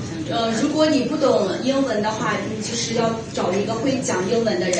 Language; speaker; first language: Chinese; native; Chinese